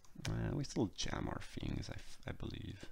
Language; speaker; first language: English; non-native, fluent; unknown